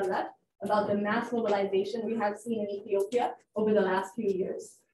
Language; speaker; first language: English; non-native, fluent; Amharic